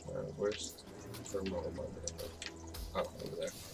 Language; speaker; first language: English; native; English